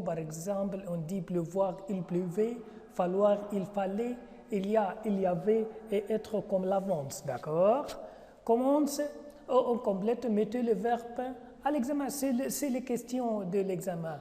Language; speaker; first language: French; non-native, fluent; Arabic